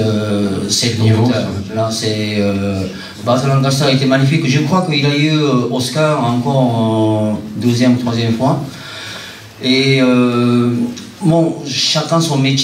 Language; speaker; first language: French; non-native, fluent; Japanese